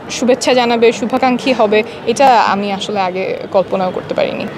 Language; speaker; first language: Bangla; native; Bangla